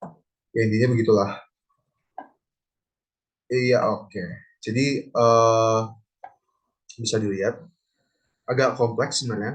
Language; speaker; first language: Indonesian; native; Indonesian